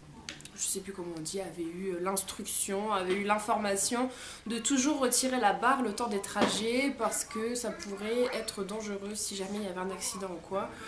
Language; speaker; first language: French; native; French